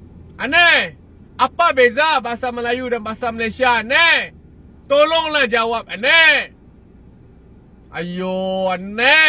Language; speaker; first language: Malay; native; Malay